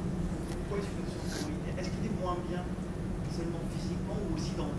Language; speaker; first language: French; native; French